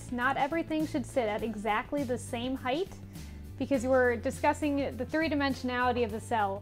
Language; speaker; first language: English; native; English